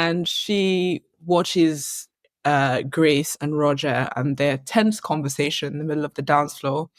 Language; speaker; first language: English; native; English